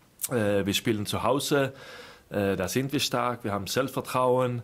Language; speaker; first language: German; non-native, fluent; Swedish